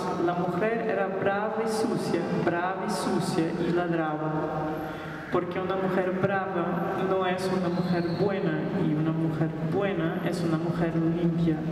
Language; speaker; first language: Spanish; non-native, local second language; Portuguese